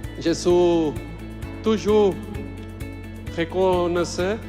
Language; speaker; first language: French; non-native, learner; Portuguese